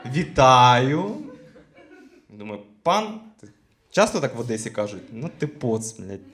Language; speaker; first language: Ukrainian; non-native, local second language; Russian